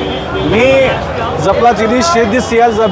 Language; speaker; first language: Russian; non-native, learner; Hindi